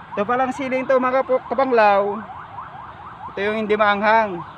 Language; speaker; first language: Filipino; non-native, local second language; Iloko